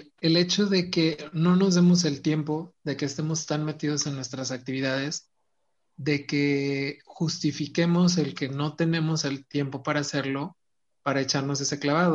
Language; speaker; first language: Spanish; native; Spanish